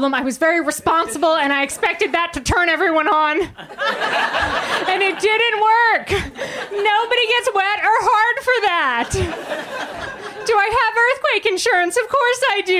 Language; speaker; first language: English; native; English